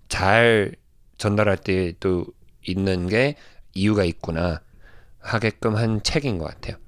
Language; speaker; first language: Korean; non-native, fluent; English